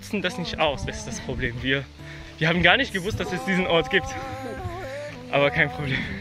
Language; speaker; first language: German; non-native, fluent; Arabic